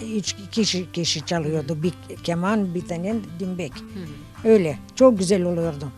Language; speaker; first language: Turkish; non-native, local second language; Greek